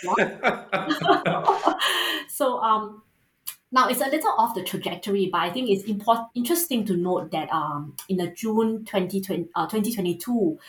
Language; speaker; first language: English; native; English